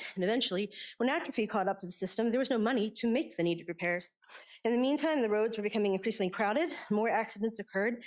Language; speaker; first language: English; native; English